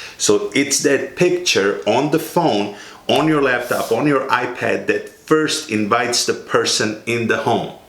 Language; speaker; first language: English; native; English